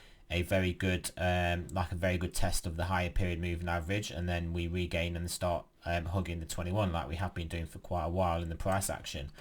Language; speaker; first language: English; native; English